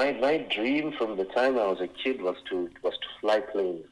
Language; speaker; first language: English; non-native, local second language; Shona